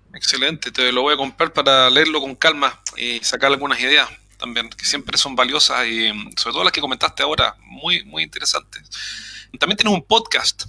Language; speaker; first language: Spanish; native; Spanish